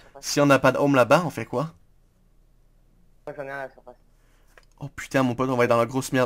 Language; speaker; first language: French; native; French